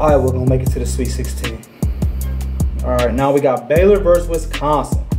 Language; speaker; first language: English; native; English